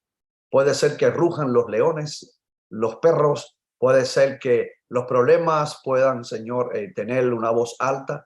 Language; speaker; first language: Spanish; native; Spanish